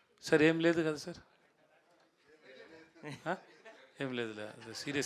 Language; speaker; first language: Telugu; non-native, learner; Tamil